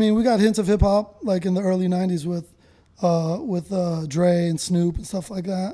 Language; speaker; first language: English; native; English